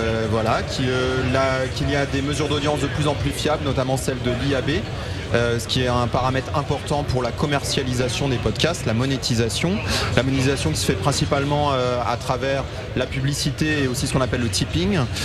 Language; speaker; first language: French; native; French